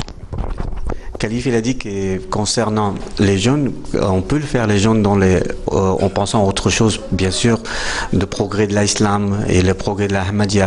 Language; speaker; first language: French; non-native, fluent; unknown